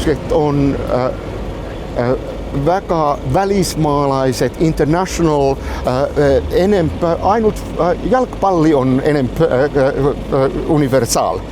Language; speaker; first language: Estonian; non-native, learner; Finnish